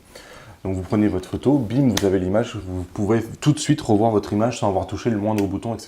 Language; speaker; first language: French; native; French